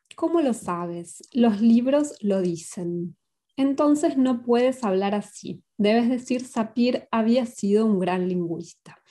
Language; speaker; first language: Spanish; native; Spanish